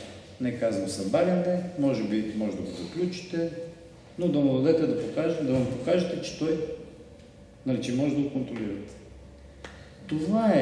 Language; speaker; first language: Bulgarian; native; Bulgarian